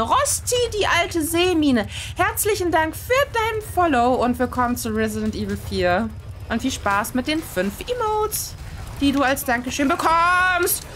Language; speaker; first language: German; native; German